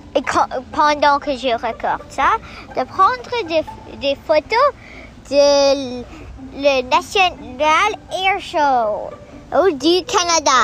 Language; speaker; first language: French; non-native, learner; English